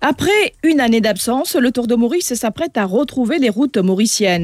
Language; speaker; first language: French; non-native, local second language; Morisyen